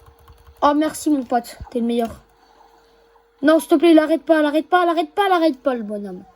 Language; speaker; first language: French; native; French